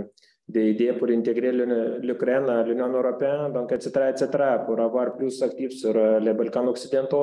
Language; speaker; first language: French; non-native, fluent; Lithuanian